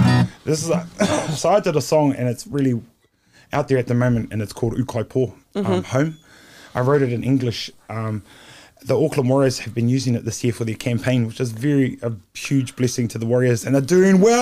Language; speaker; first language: English; native; English